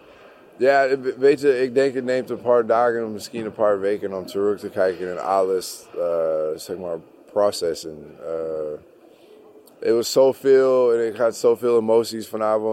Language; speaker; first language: Dutch; non-native, learner; English